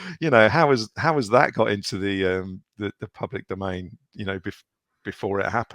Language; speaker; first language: English; native; English